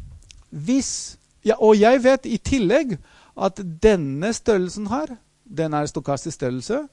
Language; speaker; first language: Norwegian; non-native, fluent; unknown